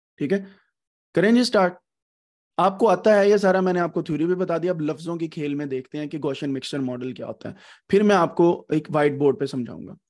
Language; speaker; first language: Urdu; non-native, local second language; Punjabi